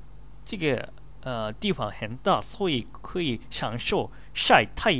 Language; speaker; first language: Chinese; non-native, learner; Japanese